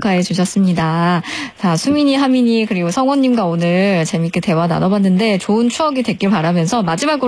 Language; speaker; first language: Korean; native; Korean